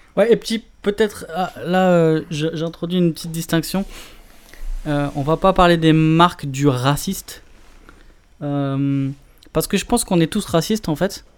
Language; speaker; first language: French; native; French